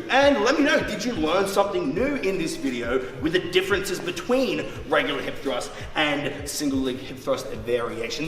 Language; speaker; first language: English; native; English